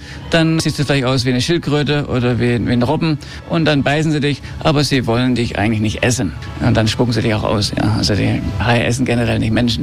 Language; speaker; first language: German; early bilingual, heritage; German